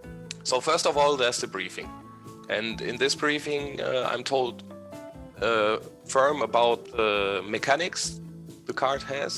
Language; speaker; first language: English; non-native, fluent; German